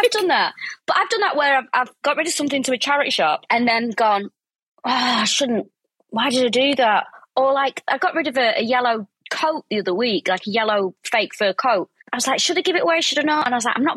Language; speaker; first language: English; native; English